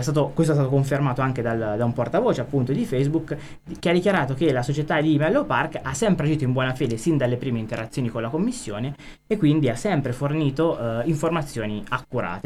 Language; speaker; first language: Italian; native; Italian